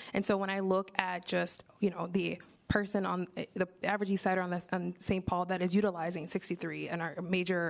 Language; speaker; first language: English; native; English